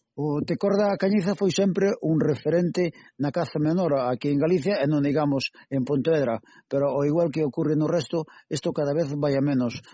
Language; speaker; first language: Galician; native; Galician